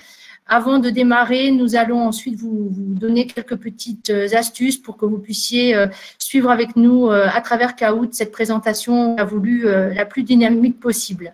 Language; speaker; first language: French; native; French